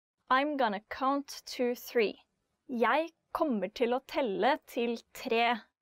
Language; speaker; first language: Norwegian; native; Norwegian